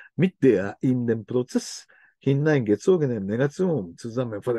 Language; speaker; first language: German; non-native, fluent; Japanese